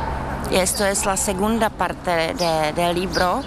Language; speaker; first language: Spanish; non-native, learner; Czech